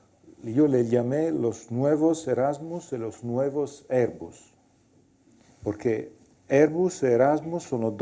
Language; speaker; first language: Spanish; non-native, fluent; Italian